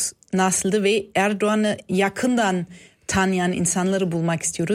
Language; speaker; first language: Turkish; non-native, fluent; German